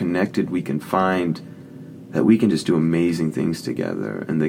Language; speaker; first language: English; native; English